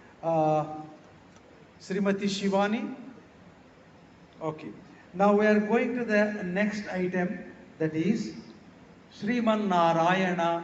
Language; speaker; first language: English; non-native, local second language; Telugu